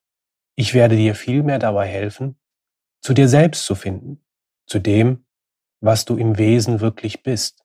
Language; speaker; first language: German; native; German